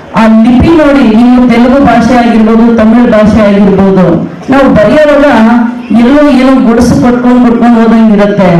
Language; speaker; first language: Kannada; native; Kannada